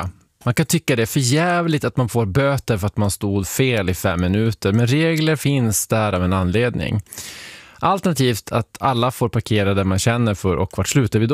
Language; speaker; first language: Swedish; native; Swedish